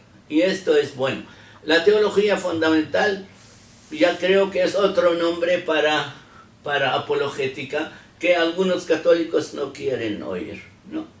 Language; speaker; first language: Spanish; non-native, fluent; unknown